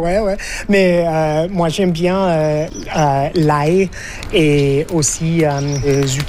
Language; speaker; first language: French; non-native, fluent; English